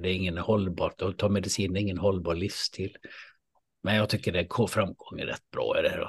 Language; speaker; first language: Swedish; native; Swedish